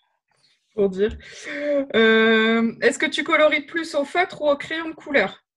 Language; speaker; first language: French; native; French